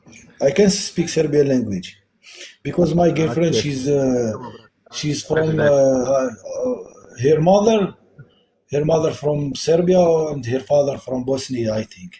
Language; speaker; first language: English; non-native, local second language; Arabic